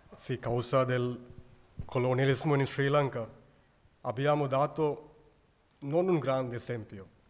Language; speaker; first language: Italian; non-native, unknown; Sinhala